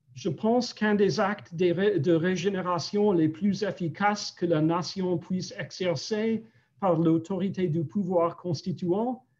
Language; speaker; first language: French; non-native, fluent; English